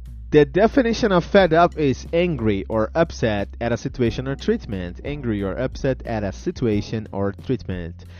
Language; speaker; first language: English; non-native, fluent; Portuguese